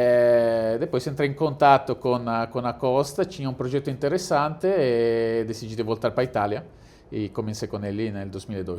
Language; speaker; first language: Portuguese; non-native, fluent; Italian